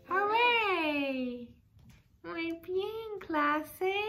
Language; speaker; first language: Spanish; non-native, learner; English